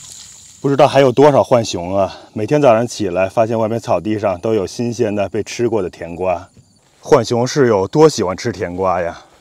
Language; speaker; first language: Chinese; native; Chinese